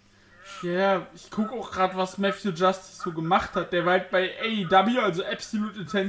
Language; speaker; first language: German; native; German